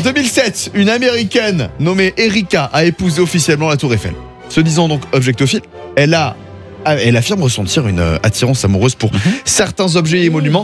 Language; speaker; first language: French; native; French